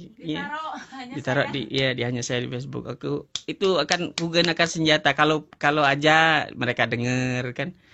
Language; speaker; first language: Indonesian; native; Indonesian